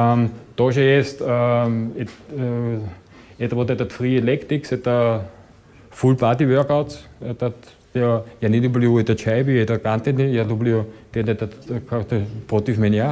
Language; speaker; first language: Russian; non-native, learner; German